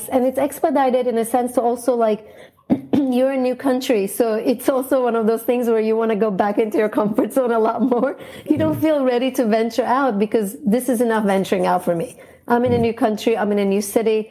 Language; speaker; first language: English; non-native, fluent; Turkish